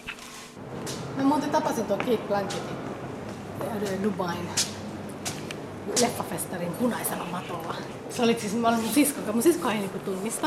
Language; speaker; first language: Finnish; early bilingual, other home language; Somali